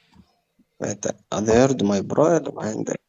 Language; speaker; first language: Swedish; early bilingual, other home language; Somali